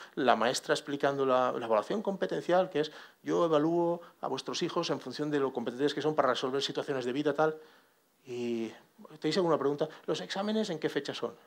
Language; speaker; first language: Spanish; non-native, local second language; Catalan